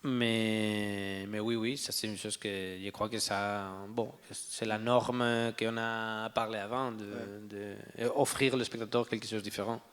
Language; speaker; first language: French; non-native, learner; Spanish